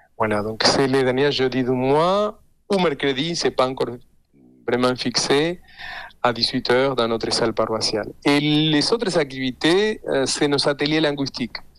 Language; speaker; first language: French; non-native, fluent; Spanish